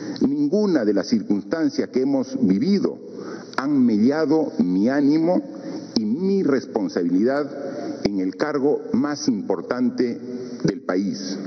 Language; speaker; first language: Spanish; native; Spanish